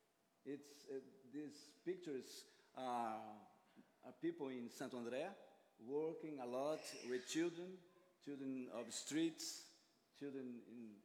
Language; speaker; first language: English; non-native, learner; Portuguese